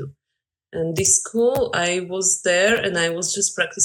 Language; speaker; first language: English; non-native, fluent; Slovak